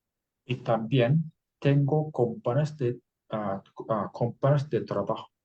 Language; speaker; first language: Spanish; non-native, learner; English